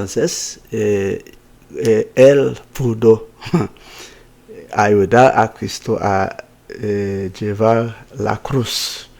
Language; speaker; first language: Spanish; non-native, fluent; Haitian Creole